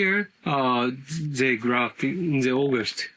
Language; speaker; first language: English; non-native, learner; Japanese